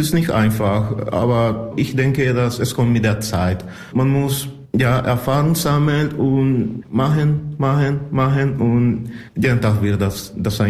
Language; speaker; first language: German; non-native, learner; Spanish